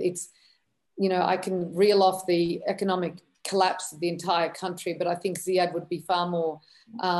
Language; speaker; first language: English; native; English